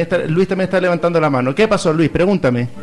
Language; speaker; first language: Spanish; native; Spanish